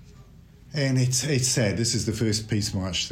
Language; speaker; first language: English; native; English